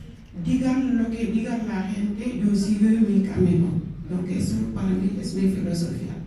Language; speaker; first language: Spanish; non-native, local second language; Wolof